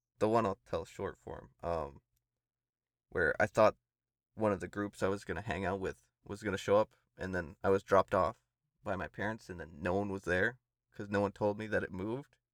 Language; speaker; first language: English; native; English